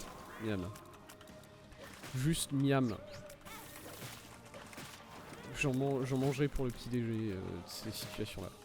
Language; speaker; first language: French; native; French